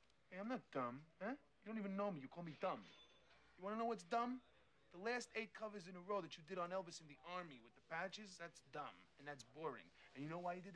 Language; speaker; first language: English; native; English